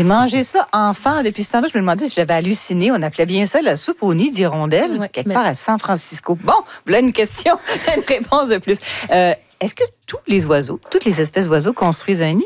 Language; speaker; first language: French; native; French